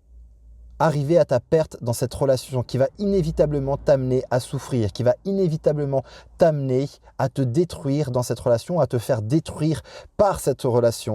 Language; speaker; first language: French; native; French